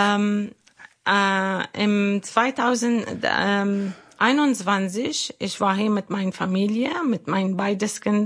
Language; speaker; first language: German; non-native, learner; Arabic